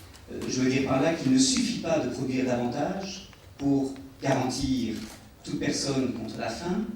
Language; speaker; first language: French; native; French